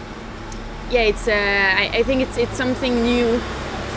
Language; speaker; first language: English; non-native, fluent; French